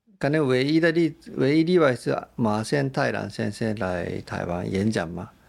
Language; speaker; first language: Chinese; non-native, fluent; Japanese